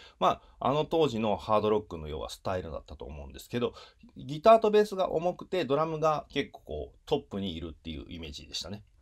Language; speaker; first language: Japanese; native; Japanese